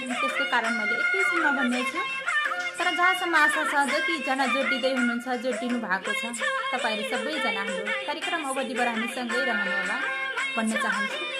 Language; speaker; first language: Nepali; native; Nepali